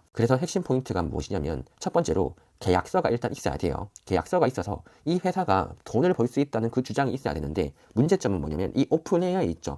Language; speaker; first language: Korean; native; Korean